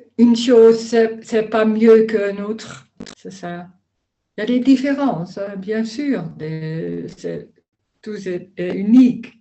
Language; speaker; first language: French; non-native, learner; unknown